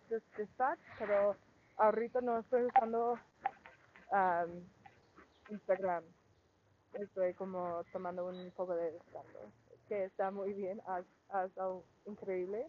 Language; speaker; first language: Spanish; non-native, learner; English